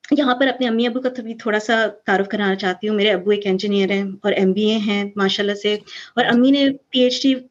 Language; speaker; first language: Urdu; early bilingual, heritage; Urdu